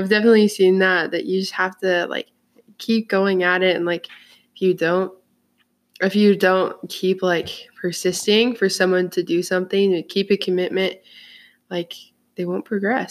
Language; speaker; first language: English; native; English